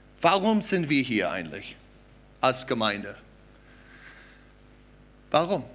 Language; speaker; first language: German; non-native, fluent; English